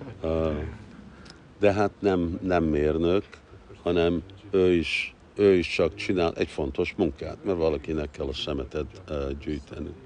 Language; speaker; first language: Hungarian; early bilingual, heritage; Hungarian